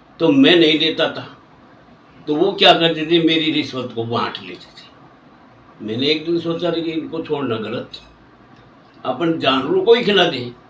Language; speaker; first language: Hindi; native; Hindi